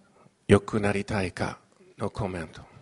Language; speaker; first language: Japanese; non-native, fluent; Chinese